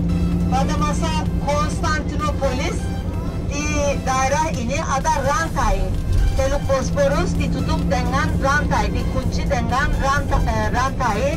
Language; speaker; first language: Indonesian; non-native, learner; Turkish